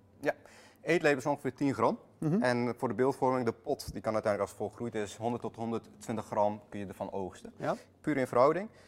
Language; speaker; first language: Dutch; early bilingual, other home language; Armenian